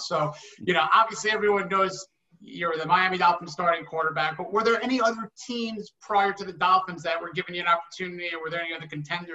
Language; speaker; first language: English; native; English